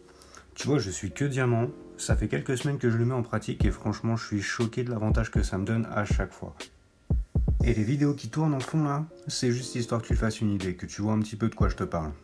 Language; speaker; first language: French; native; French